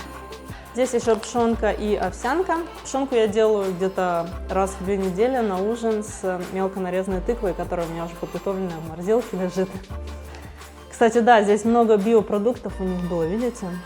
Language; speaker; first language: Russian; native; Russian